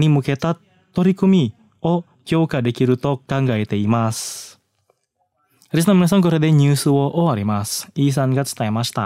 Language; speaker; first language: Japanese; non-native, fluent; Indonesian